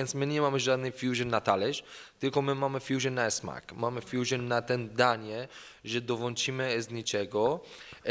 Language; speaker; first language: Polish; non-native, learner; Persian